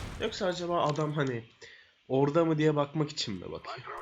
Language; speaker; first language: Turkish; native; Turkish